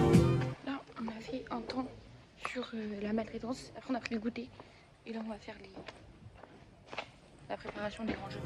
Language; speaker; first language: French; native; French